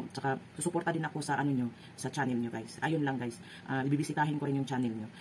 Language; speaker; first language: Filipino; non-native, local second language; Cebuano